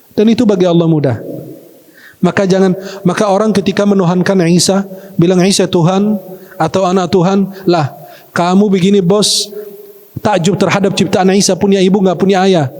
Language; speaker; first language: Malay; non-native, fluent; Arabic